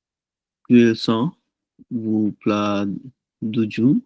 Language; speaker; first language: French; non-native, learner; Punjabi